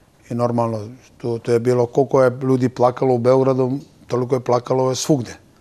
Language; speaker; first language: Serbian; non-native, local second language; Turkish